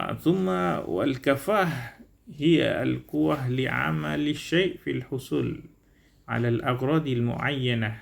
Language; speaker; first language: Arabic; non-native, learner; Indonesian